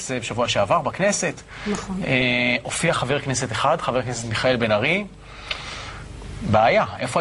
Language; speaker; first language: Hebrew; native; Hebrew